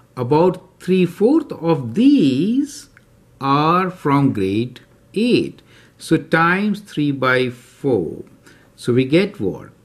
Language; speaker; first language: English; non-native, local second language; Hindi